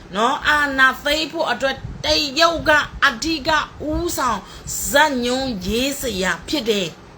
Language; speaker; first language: Burmese; non-native, local second language; Karen languages